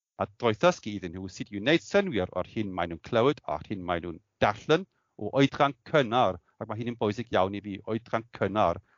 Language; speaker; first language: Welsh; non-native, fluent; German